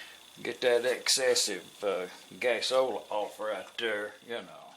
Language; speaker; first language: English; native; English